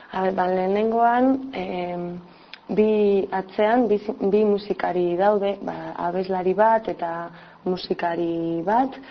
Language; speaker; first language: Basque; non-native, local second language; Spanish